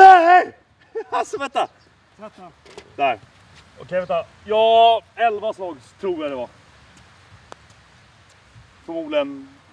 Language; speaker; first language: Swedish; native; Swedish